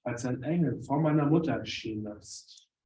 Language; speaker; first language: German; native; German